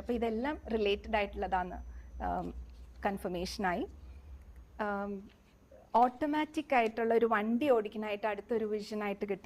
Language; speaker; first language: Malayalam; native; Malayalam